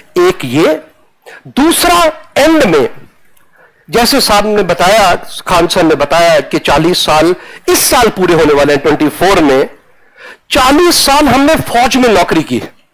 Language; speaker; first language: Hindi; non-native, local second language; Punjabi